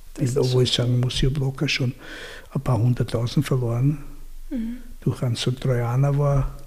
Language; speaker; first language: German; native; German